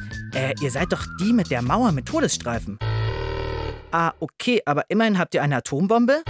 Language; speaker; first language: German; native; German